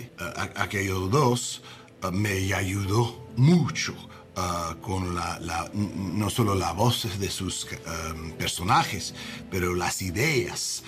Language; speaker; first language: Spanish; non-native, learner; English